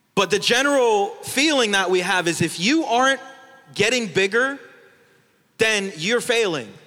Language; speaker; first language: English; early bilingual, other home language; Filipino